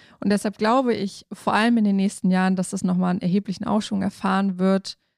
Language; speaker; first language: German; native; German